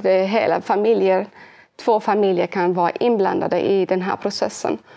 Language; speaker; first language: Swedish; early bilingual, other home language; Arabic